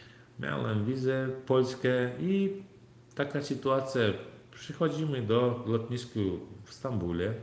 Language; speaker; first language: Polish; non-native, learner; Turkmen